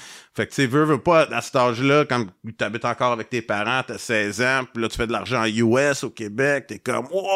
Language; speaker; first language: French; native; French